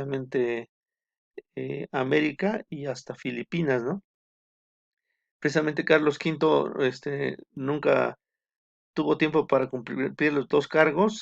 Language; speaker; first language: Spanish; native; Spanish